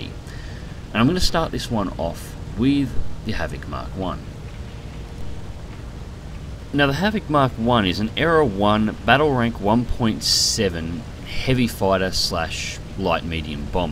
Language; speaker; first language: English; native; English